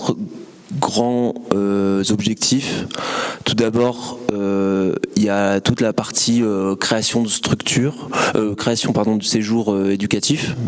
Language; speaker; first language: French; native; French